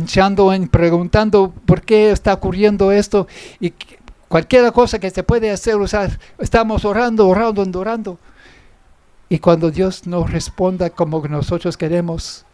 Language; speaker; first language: Spanish; non-native, fluent; English